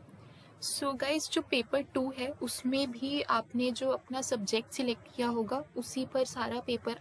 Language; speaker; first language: Hindi; native; Hindi